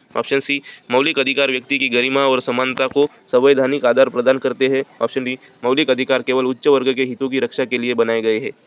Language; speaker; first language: Hindi; non-native, local second language; Marathi